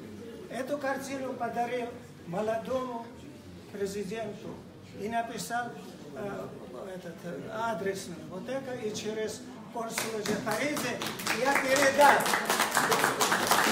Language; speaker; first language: Russian; non-native, fluent; Georgian